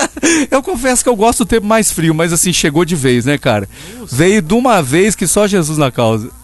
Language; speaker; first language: Portuguese; native; Portuguese